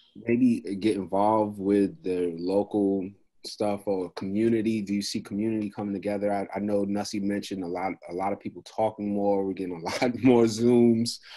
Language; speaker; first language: English; native; English